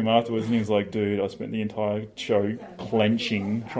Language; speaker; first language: English; native; English